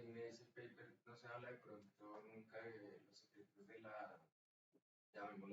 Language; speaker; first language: Spanish; native; Spanish